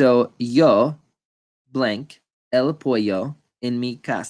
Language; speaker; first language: Spanish; non-native, fluent; English